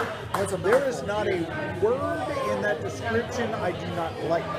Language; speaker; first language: English; native; English